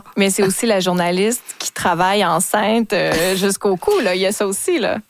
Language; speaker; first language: French; native; French